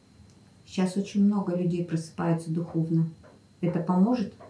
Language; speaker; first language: Russian; native; Russian